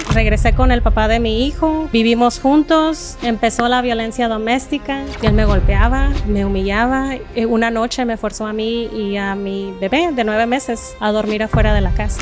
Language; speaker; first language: Spanish; native; Spanish